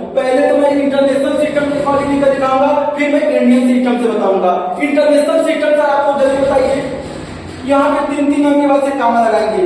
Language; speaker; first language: Hindi; native; Hindi